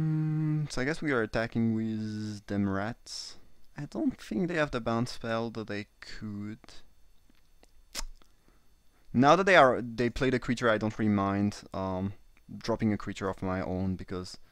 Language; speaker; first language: English; non-native, fluent; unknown